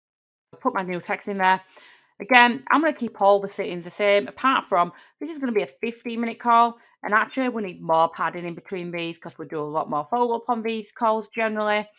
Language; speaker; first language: English; native; English